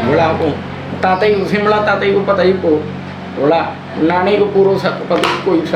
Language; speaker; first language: Filipino; non-native, learner; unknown